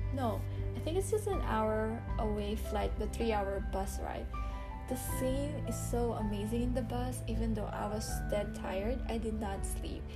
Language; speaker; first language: English; non-native, local second language; Bikol